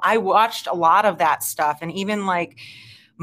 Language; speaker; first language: English; native; English